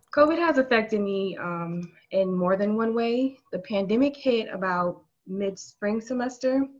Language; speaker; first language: English; native; English